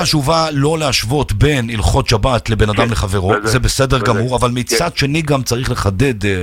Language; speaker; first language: Hebrew; native; Hebrew